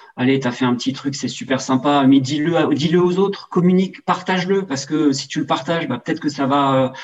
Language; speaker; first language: French; native; French